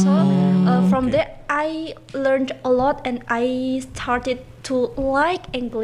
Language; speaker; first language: English; non-native, learner; Indonesian